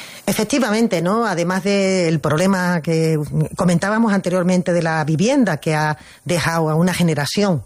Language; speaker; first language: Spanish; native; Spanish